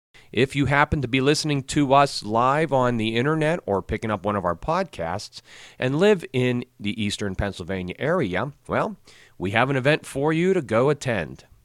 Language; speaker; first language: English; native; English